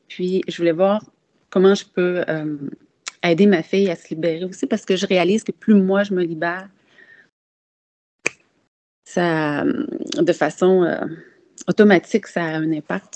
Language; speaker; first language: French; native; French